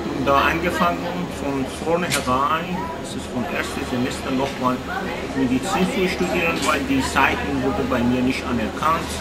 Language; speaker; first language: German; non-native, fluent; Persian